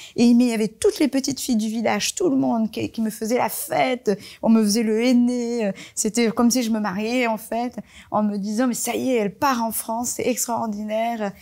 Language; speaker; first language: French; early bilingual, other home language; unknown